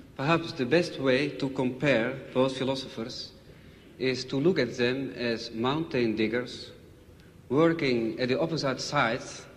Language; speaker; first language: English; non-native, fluent; Dutch